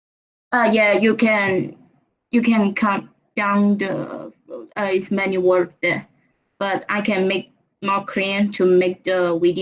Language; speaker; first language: English; non-native, learner; Thai